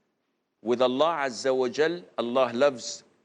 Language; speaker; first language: English; non-native, fluent; Arabic